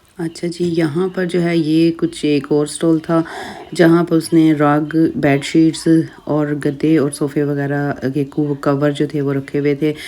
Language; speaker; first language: Urdu; native; Urdu